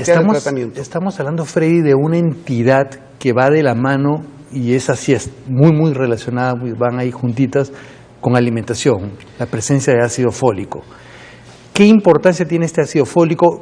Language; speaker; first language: Spanish; native; Spanish